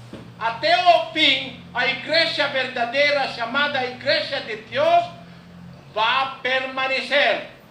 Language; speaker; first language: Portuguese; non-native, learner; Filipino